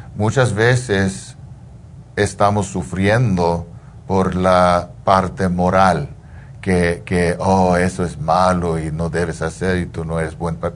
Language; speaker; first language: Spanish; early bilingual, heritage; Spanish